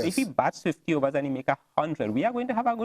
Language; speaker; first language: English; native; English